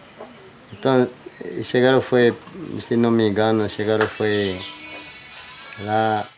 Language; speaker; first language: Portuguese; non-native, local second language; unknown